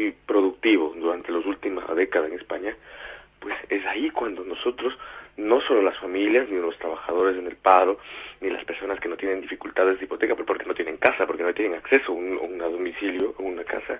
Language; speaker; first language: Spanish; native; Spanish